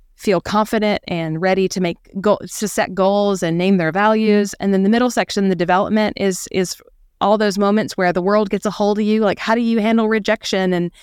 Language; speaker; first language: English; native; English